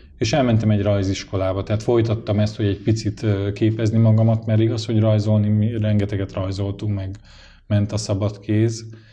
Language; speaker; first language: Hungarian; native; Hungarian